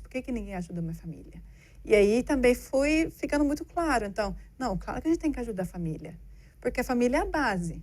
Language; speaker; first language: Portuguese; non-native, fluent; Norwegian